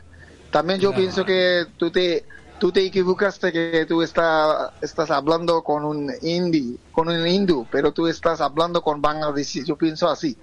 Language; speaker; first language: Spanish; non-native, fluent; Bangla